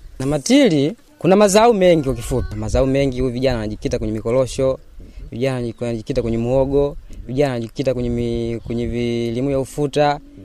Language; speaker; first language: Swahili; non-native, local second language; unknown